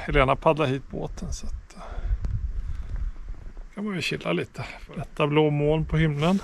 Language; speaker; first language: Swedish; native; Swedish